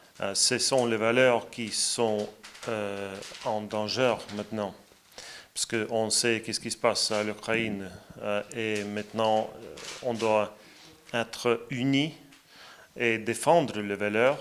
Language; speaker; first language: French; non-native, fluent; Latvian